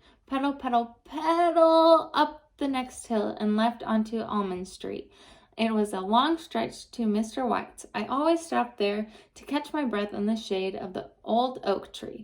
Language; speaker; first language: English; native; English